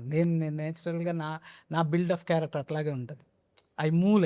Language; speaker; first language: Telugu; native; Telugu